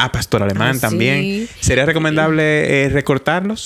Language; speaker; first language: Spanish; native; Spanish